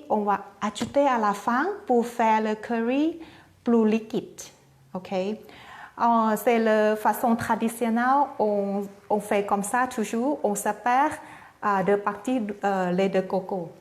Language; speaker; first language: French; non-native, learner; Thai